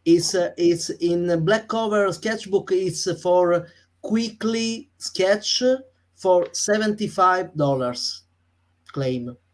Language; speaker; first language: English; non-native, learner; Italian